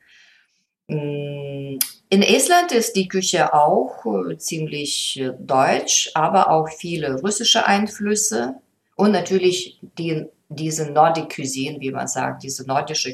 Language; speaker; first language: German; non-native, fluent; Lithuanian